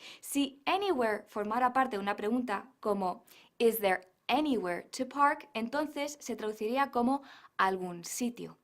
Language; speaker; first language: Spanish; non-native, fluent; English